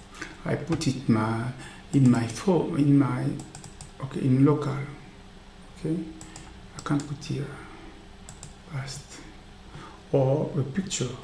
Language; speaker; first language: English; non-native, learner; French